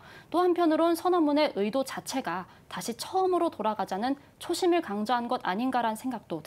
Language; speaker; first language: Korean; native; Korean